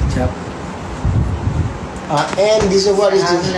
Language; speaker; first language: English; non-native, local second language; Malay